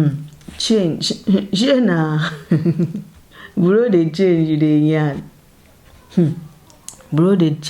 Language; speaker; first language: Nigerian Pidgin; native; Nigerian Pidgin